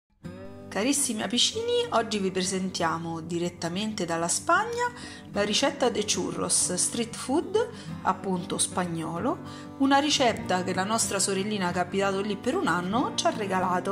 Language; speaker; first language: Italian; native; Italian